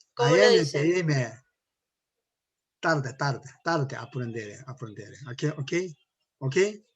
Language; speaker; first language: Spanish; non-native, learner; Korean